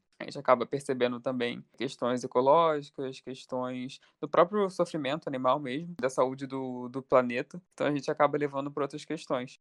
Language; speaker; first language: Portuguese; native; Portuguese